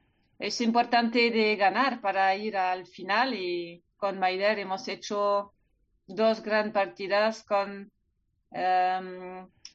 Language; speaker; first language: Spanish; non-native, learner; French